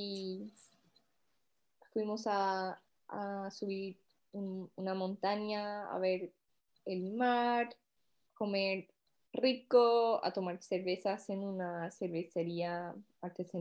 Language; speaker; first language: Spanish; early bilingual, heritage; Spanish